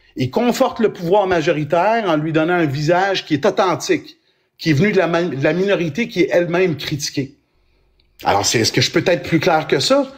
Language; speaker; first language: French; early bilingual, other home language; Arabic